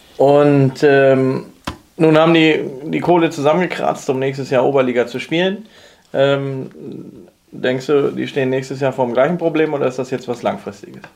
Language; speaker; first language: German; native; German